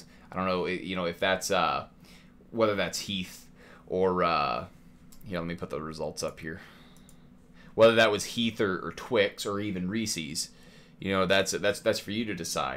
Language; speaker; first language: English; native; English